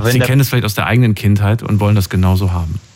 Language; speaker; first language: German; native; German